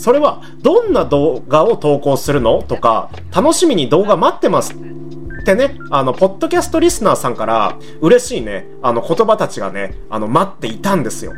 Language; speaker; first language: Japanese; native; Japanese